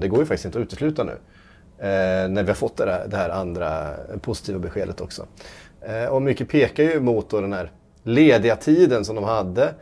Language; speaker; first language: Swedish; native; Swedish